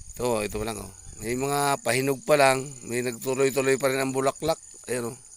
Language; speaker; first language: Filipino; non-native, local second language; Cebuano